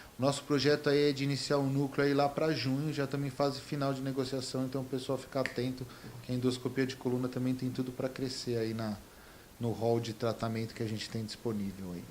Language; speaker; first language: Portuguese; native; Portuguese